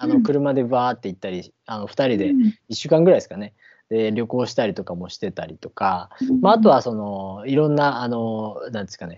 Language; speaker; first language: Japanese; native; Japanese